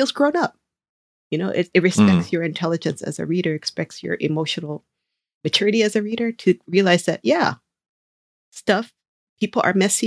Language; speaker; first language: English; native; English